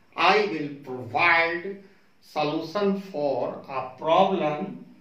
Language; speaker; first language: English; non-native, local second language; Hindi